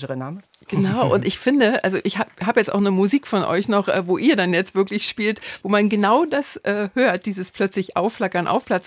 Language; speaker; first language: German; native; German